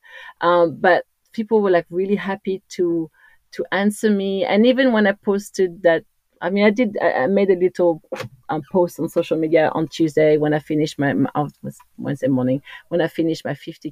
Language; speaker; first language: English; non-native, fluent; French